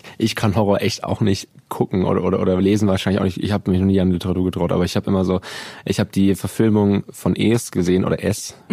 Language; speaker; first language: German; native; German